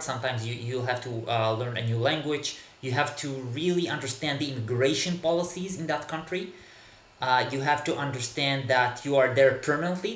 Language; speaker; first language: English; non-native, fluent; Hebrew